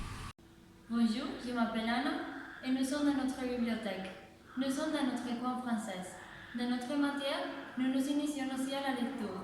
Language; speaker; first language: French; non-native, learner; Spanish